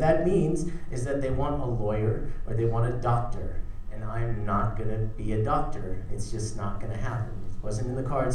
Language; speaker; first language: English; native; English